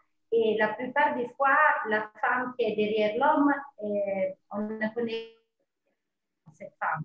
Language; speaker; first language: French; non-native, fluent; Italian